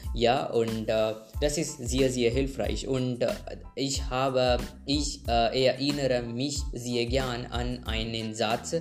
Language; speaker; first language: German; non-native, learner; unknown